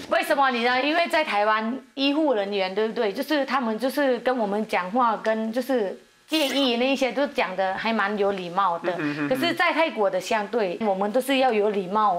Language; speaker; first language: Chinese; non-native, fluent; Thai